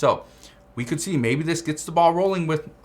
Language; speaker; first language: English; native; English